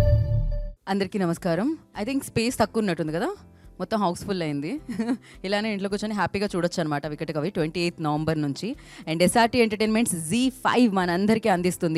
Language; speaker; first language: Telugu; native; Telugu